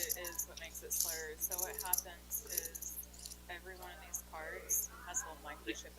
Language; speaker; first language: English; native; English